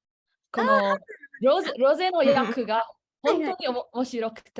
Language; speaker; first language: Japanese; non-native, learner; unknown